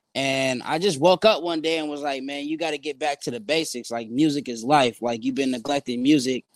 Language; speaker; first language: English; native; English